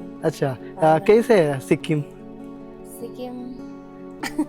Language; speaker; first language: Hindi; non-native, local second language; Malayalam